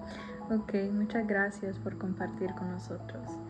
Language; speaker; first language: Spanish; early bilingual, heritage; Spanish